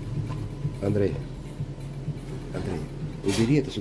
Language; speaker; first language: Russian; non-native, fluent; Urdu